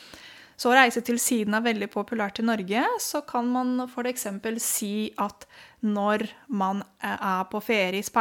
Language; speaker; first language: Norwegian; non-native, fluent; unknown